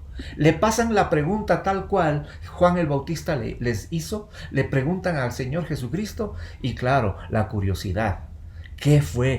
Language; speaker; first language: Spanish; native; Spanish